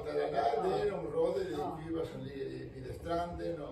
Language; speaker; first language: Swedish; non-native, fluent; Spanish